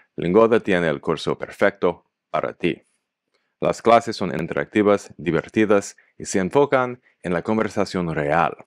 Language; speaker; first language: Spanish; non-native, learner; English